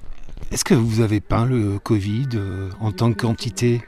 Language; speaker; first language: French; native; French